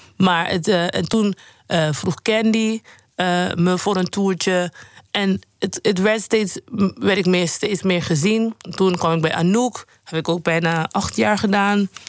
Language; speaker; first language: Dutch; non-native, local second language; Papiamento